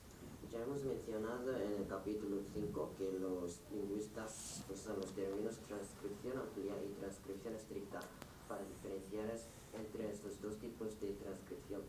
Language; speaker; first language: Spanish; non-native, learner; Korean